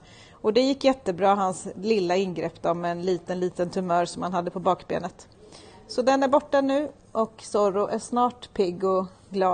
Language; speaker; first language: Swedish; native; Swedish